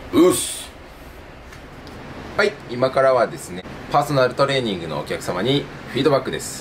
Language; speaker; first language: Japanese; native; Japanese